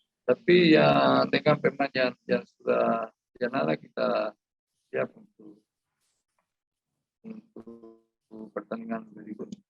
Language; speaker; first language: Indonesian; non-native, fluent; Spanish